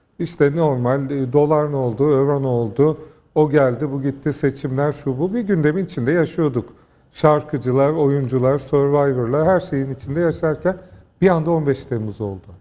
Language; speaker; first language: Turkish; native; Turkish